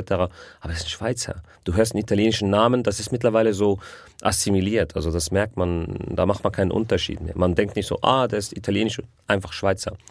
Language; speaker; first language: German; early bilingual, other home language; Arabic